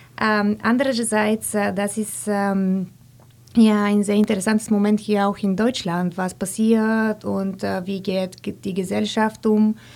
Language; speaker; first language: German; non-native, fluent; Bulgarian